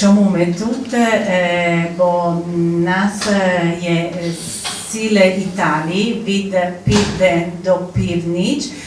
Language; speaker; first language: Ukrainian; non-native, learner; Polish